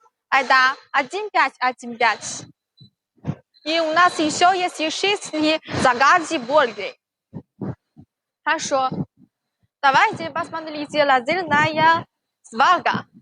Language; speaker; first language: Russian; non-native, learner; Chinese